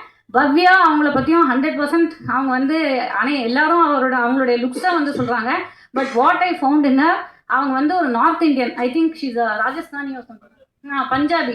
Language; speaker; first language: Tamil; native; Tamil